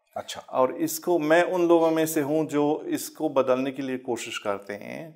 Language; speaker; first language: Urdu; non-native, fluent; German